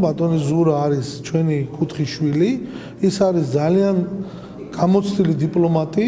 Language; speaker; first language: Georgian; native; Georgian